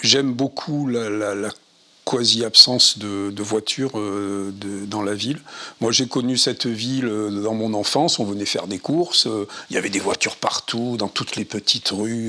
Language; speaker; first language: French; native; French